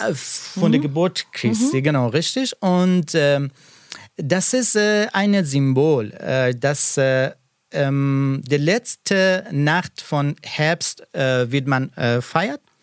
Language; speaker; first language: German; non-native, learner; Persian